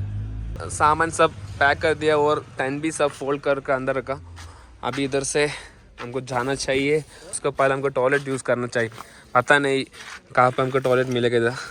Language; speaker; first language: Hindi; non-native, local second language; Malayalam